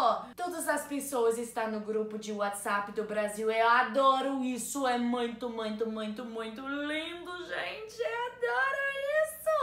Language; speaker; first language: Portuguese; non-native, learner; English